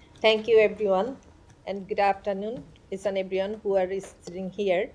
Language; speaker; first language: English; non-native, learner; Bangla